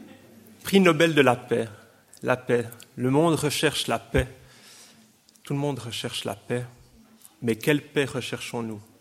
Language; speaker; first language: French; native; French